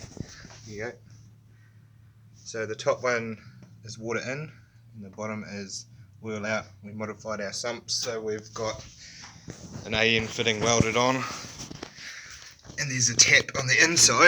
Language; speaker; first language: English; native; English